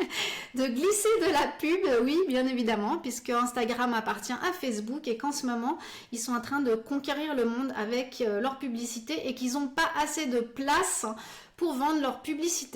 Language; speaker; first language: French; native; French